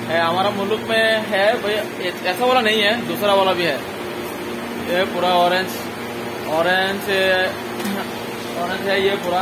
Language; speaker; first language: Hindi; non-native, learner; Bangla